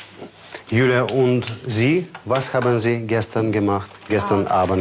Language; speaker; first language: German; non-native, fluent; Russian